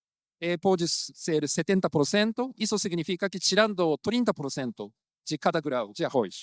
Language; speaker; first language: Portuguese; non-native, fluent; Japanese